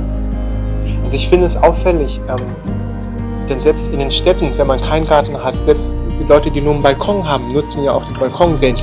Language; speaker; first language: German; native; German